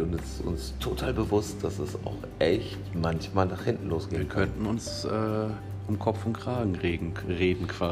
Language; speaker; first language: German; native; German